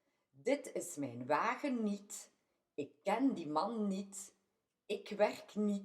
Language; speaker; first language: Dutch; non-native, local second language; French